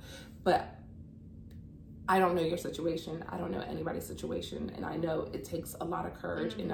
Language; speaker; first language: English; native; English